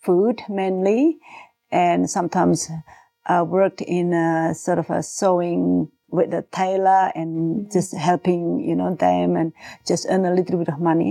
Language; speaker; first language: English; non-native, fluent; Javanese